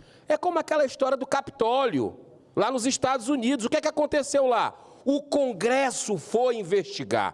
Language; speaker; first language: Portuguese; native; Portuguese